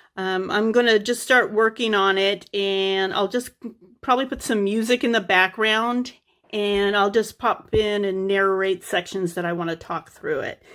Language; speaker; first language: English; native; English